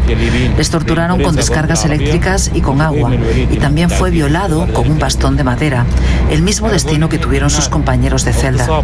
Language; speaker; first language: Spanish; native; Spanish